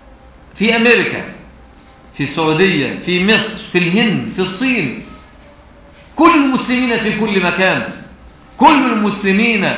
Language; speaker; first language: Arabic; native; Arabic